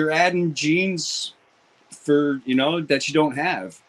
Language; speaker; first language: English; native; English